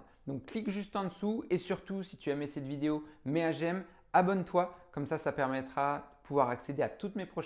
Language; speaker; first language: French; native; French